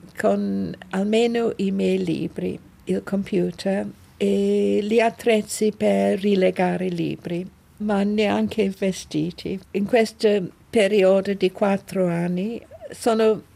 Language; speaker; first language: Italian; non-native, learner; English